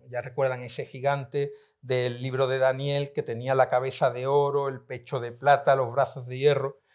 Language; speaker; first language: Spanish; native; Spanish